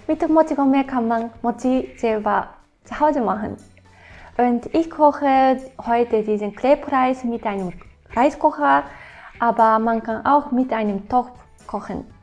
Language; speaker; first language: German; non-native, fluent; Japanese